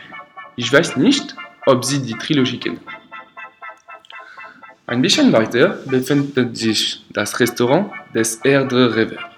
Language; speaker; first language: German; non-native, learner; French